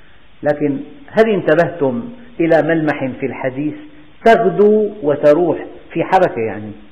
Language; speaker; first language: Arabic; native; Arabic